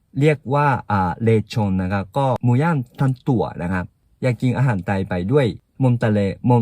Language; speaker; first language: Thai; non-native, fluent; Japanese